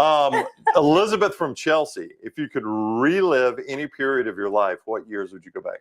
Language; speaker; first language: English; native; English